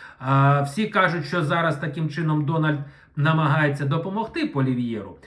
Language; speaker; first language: Ukrainian; non-native, local second language; Russian